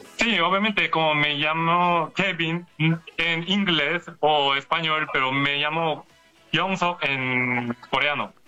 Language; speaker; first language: Spanish; non-native, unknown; Korean